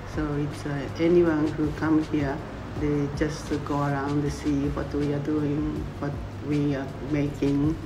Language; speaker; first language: English; non-native, fluent; Japanese